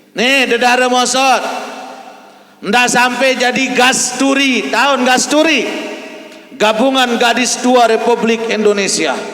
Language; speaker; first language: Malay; non-native, local second language; Sasak